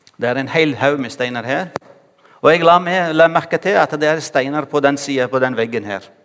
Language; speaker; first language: Norwegian; non-native, fluent; Arabic